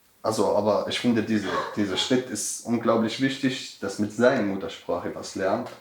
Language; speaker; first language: German; non-native, learner; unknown